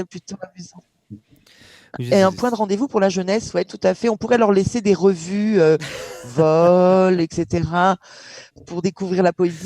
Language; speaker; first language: French; native; French